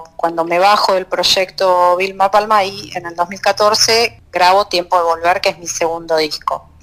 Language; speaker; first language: Spanish; native; Spanish